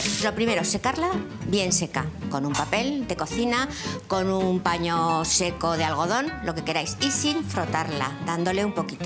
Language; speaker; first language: Spanish; native; Spanish